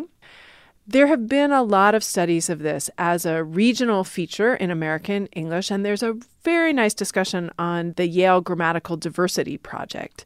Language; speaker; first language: English; native; English